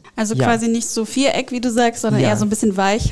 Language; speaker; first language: German; native; German